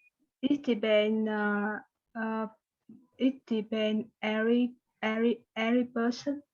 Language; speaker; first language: English; non-native, learner; Vietnamese